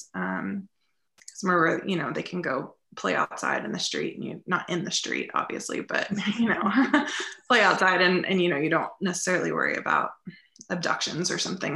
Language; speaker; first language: English; native; English